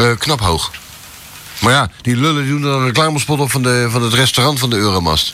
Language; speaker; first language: Dutch; native; Dutch